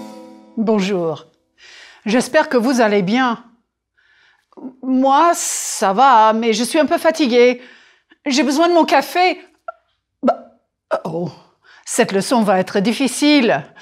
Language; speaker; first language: French; non-native, fluent; English